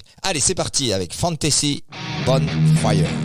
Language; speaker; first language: French; native; French